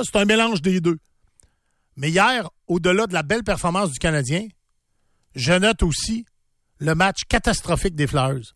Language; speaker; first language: French; native; French